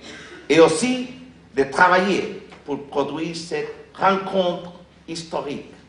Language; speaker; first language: French; non-native, fluent; Spanish